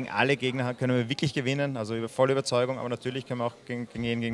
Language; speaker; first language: German; native; German